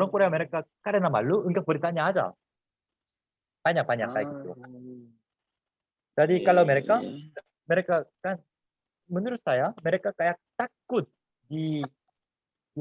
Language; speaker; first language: Indonesian; non-native, fluent; Korean